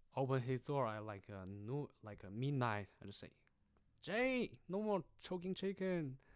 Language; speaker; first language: English; non-native, learner; Chinese